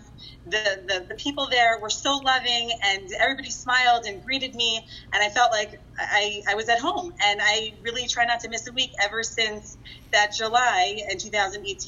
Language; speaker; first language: English; native; English